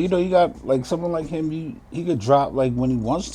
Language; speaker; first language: English; native; English